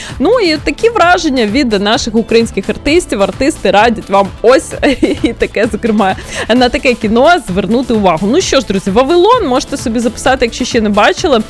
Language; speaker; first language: Ukrainian; native; Ukrainian